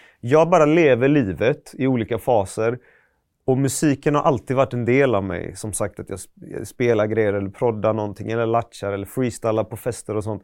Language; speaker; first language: Swedish; early bilingual, other home language; Persian